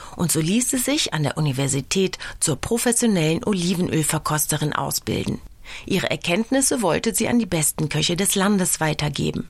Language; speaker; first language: German; native; German